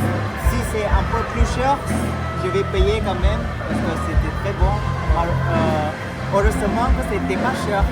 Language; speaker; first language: French; non-native, fluent; Thai